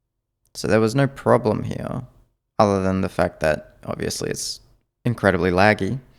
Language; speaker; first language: English; native; English